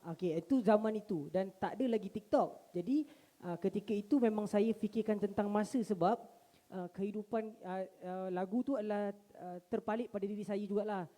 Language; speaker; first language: Malay; native; Malay